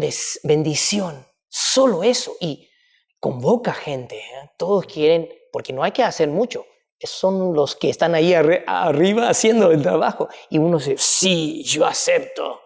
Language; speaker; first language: Spanish; non-native, fluent; Chinese